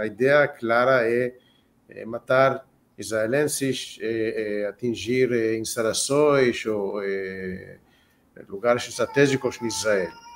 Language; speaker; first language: Portuguese; non-native, fluent; Hebrew